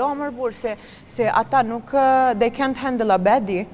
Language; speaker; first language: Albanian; early bilingual, heritage; Albanian